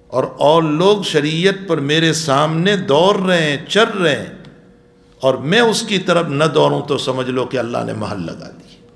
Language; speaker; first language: Urdu; non-native, local second language; Gujarati